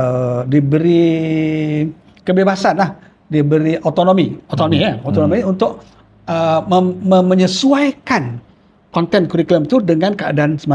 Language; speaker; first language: Malay; native; Malay